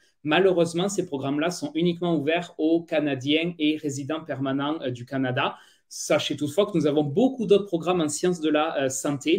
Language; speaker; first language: French; native; French